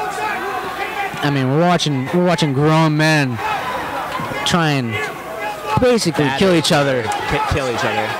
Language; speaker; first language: English; native; English